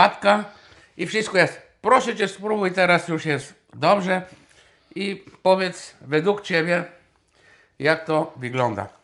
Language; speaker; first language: Polish; non-native, fluent; Bulgarian